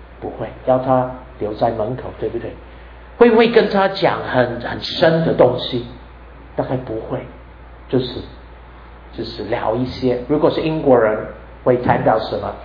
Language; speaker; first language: Chinese; non-native, fluent; English